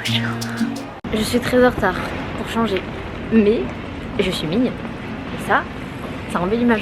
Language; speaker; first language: French; native; French